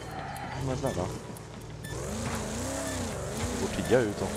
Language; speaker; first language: Swedish; native; Swedish